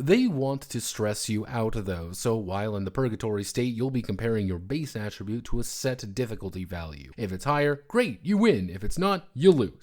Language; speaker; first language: English; native; English